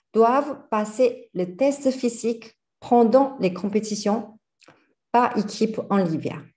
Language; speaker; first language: French; non-native, fluent; Chinese